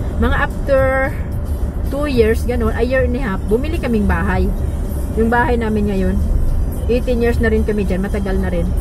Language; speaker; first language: Filipino; native; Filipino